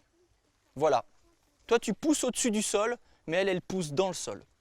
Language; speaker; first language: French; native; French